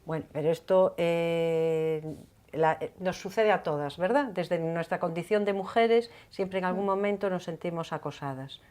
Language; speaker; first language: Spanish; native; Spanish